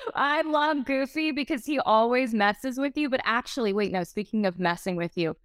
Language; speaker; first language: English; native; English